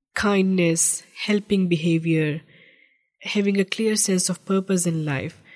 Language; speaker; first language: English; non-native, local second language; Urdu